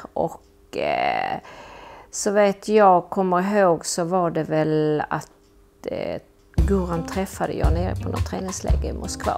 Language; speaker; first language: Swedish; native; Swedish